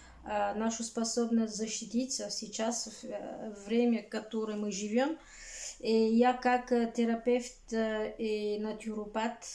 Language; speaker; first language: Russian; non-native, learner; Bulgarian